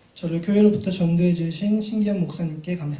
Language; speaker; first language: Korean; native; Korean